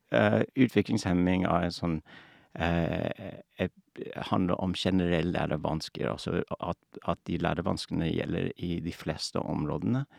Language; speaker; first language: Norwegian; non-native, fluent; English